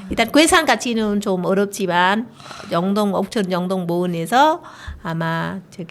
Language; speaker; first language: Korean; non-native, learner; Vietnamese